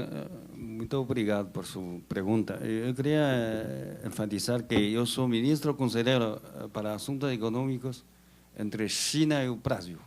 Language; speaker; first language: Portuguese; non-native, learner; Chinese